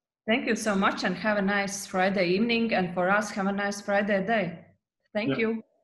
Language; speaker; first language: English; non-native, fluent; Latvian